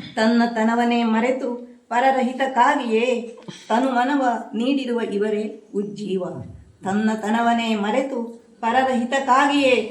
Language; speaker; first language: Kannada; native; Kannada